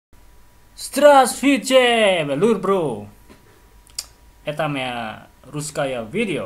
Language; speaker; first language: Russian; non-native, learner; Indonesian